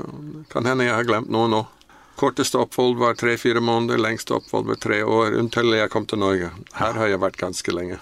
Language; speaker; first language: Norwegian; non-native, fluent; English